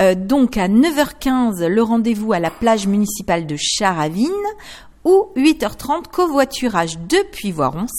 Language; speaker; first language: French; native; French